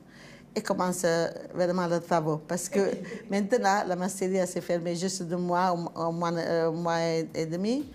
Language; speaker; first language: French; non-native, learner; Italian